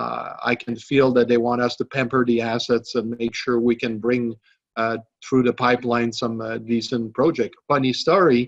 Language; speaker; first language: English; non-native, local second language; French